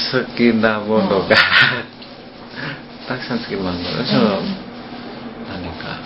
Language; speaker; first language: Japanese; non-native, learner; Indonesian